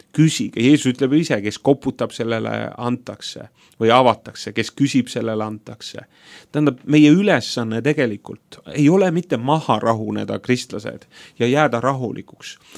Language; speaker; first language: Estonian; native; Estonian